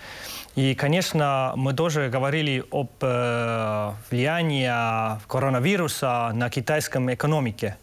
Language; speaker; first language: Russian; non-native, local second language; Estonian